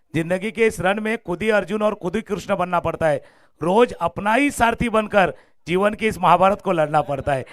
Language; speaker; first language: Hindi; non-native, local second language; Marathi